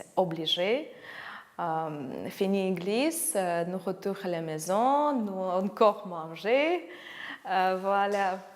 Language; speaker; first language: French; non-native, learner; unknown